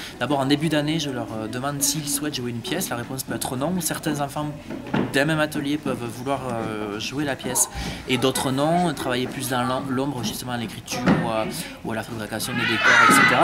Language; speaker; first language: French; native; French